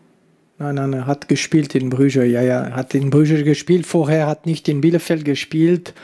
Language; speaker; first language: German; non-native, local second language; French